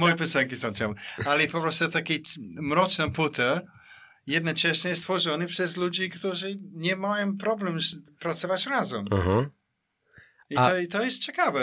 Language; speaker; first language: Polish; non-native, fluent; English